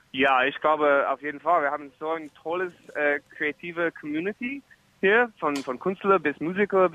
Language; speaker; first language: German; non-native, fluent; English